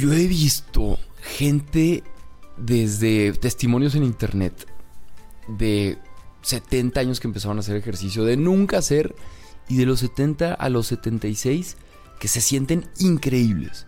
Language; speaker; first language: Spanish; native; Spanish